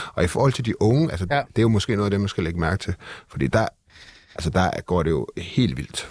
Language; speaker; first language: Danish; native; Danish